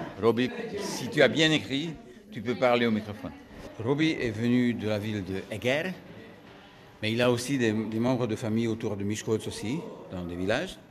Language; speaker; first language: French; non-native, fluent; Hungarian